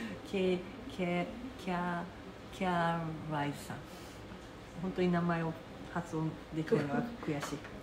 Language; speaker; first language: Japanese; native; Japanese